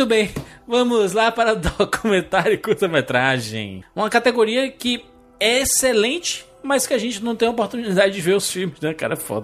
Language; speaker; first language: Portuguese; native; Portuguese